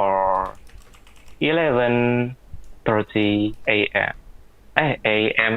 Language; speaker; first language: English; non-native, learner; Indonesian